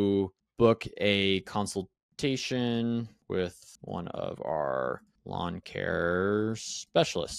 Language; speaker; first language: English; native; English